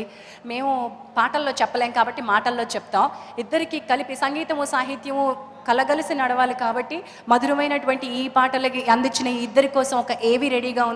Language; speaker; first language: Telugu; native; Telugu